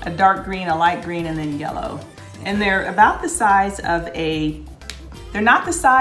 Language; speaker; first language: English; native; English